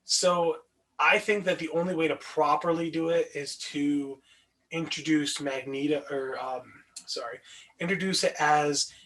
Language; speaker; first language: English; native; English